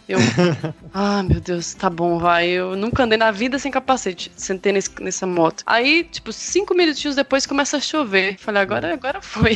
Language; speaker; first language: Portuguese; native; Portuguese